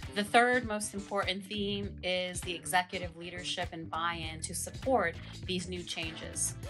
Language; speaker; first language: English; native; English